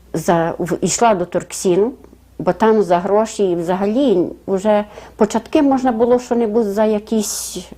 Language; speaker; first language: Ukrainian; native; Ukrainian